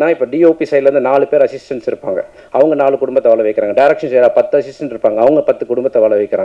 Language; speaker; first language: Tamil; native; Tamil